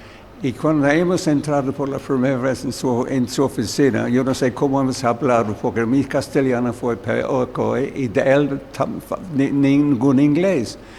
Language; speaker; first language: Spanish; non-native, learner; English